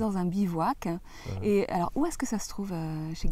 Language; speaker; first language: French; native; French